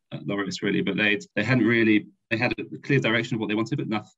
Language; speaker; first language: English; native; English